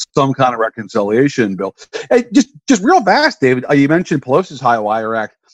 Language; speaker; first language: English; native; English